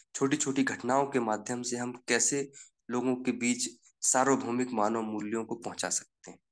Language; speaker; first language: Hindi; native; Hindi